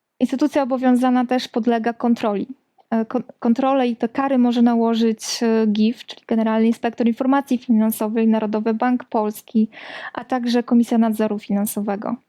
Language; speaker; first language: Polish; native; Polish